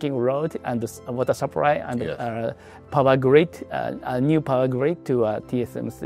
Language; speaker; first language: English; non-native, learner; Japanese